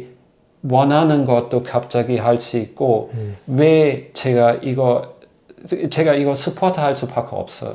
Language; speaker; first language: Korean; non-native, fluent; German